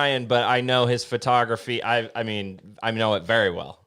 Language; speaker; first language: English; native; English